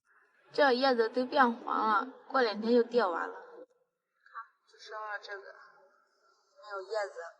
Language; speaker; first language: Chinese; non-native, learner; Lao